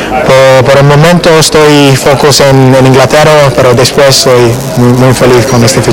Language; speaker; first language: Spanish; non-native, learner; English